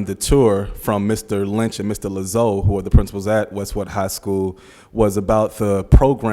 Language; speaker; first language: English; native; English